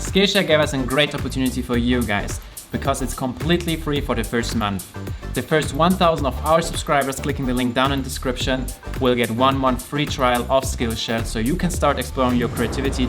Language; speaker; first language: English; non-native, fluent; German